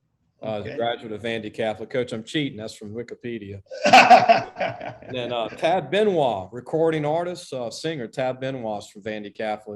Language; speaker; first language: English; native; English